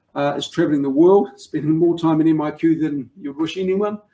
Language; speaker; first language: English; native; English